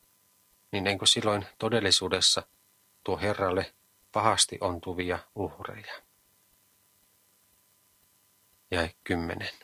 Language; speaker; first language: Finnish; native; Finnish